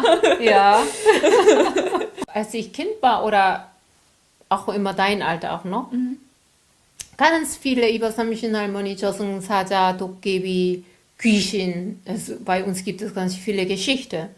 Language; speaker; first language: German; non-native, learner; Korean